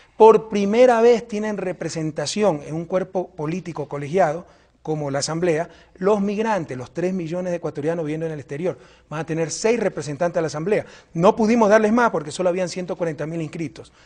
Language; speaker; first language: Spanish; native; Spanish